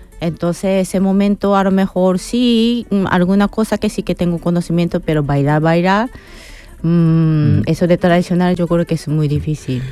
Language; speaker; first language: Spanish; non-native, fluent; Japanese